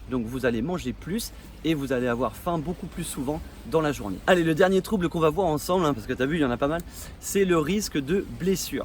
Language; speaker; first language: French; native; French